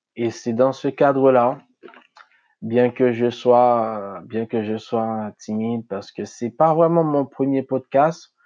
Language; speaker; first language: French; non-native, local second language; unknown